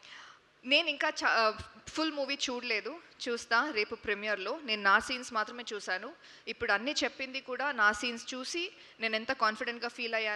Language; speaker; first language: Telugu; non-native, learner; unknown